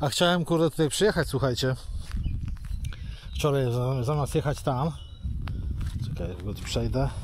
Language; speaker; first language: Polish; native; Polish